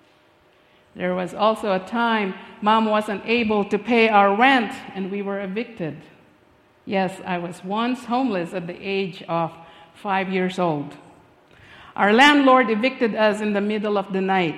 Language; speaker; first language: English; non-native, local second language; Filipino